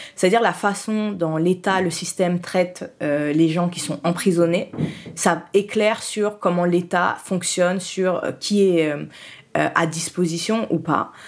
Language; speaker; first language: French; early bilingual, other home language; Haitian Creole